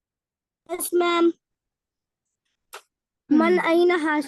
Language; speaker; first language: English; non-native, learner; Hindi